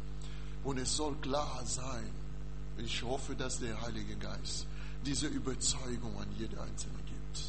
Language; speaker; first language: German; non-native, learner; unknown